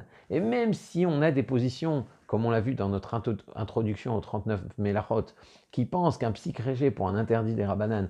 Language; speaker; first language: French; native; French